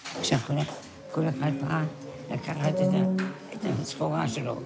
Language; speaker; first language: Hebrew; non-native, fluent; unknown